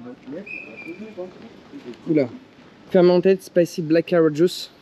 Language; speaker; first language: English; non-native, learner; French